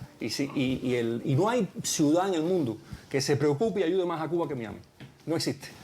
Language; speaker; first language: Spanish; early bilingual, heritage; Spanish